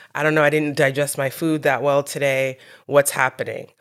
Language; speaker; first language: English; native; English